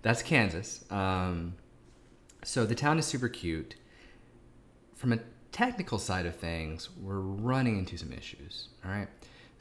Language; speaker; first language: English; native; English